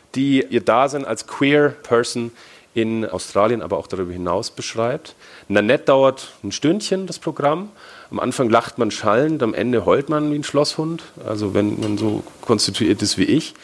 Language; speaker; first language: German; native; German